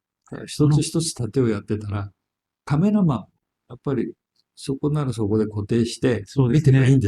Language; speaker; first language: Japanese; native; Japanese